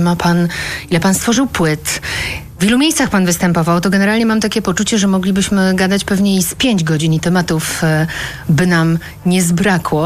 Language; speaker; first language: Polish; native; Polish